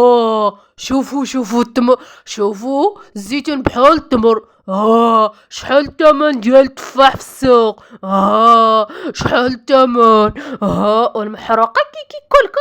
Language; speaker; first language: Arabic; native; Arabic